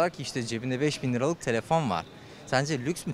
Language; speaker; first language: Turkish; native; Turkish